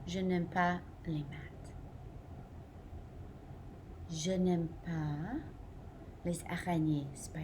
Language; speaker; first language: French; non-native, fluent; English